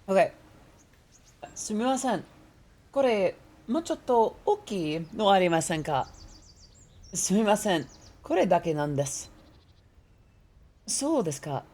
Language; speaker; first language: Japanese; non-native, learner; English